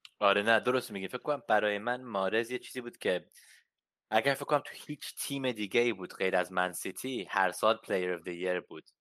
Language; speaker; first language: Persian; early bilingual, heritage; Persian